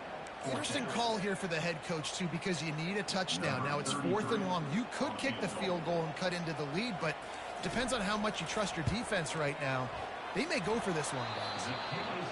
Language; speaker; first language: English; native; English